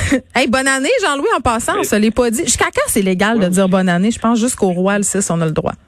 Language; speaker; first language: French; native; French